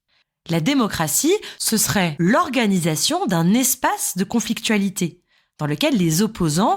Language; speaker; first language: French; native; French